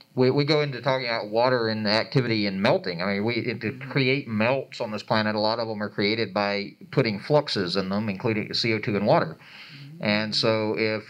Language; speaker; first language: English; native; English